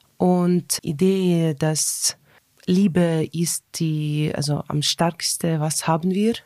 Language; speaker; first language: German; non-native, learner; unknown